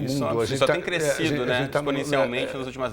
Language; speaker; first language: Portuguese; native; Portuguese